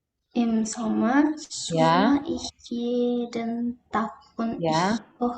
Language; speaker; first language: German; non-native, learner; Indonesian